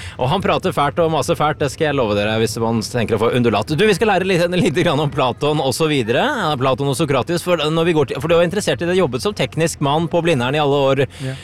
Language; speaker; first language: Norwegian; native; Norwegian